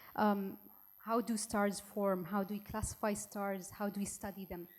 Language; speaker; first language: English; non-native, local second language; Arabic